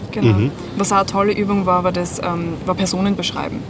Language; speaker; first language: German; native; German